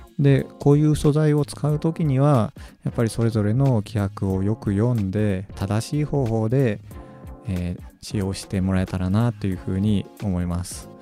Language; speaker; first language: Japanese; native; Japanese